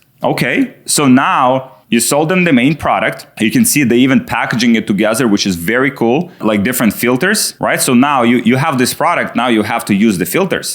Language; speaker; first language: English; non-native, fluent; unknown